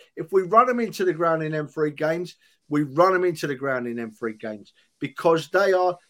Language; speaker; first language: English; native; English